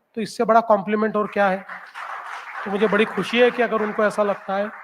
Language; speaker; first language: Hindi; non-native, local second language; Marathi